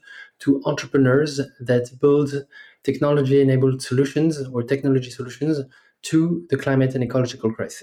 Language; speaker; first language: English; non-native, fluent; French